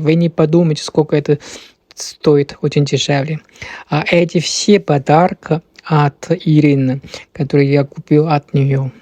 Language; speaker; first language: Russian; non-native, learner; Chinese